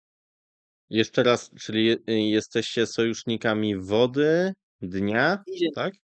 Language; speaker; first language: Polish; native; Polish